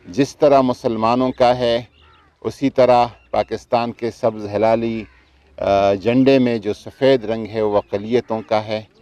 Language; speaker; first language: Urdu; non-native, local second language; Pashto